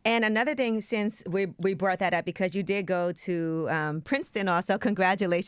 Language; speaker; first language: English; native; English